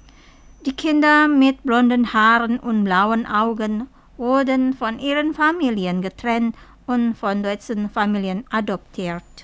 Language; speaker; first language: German; non-native, fluent; Indonesian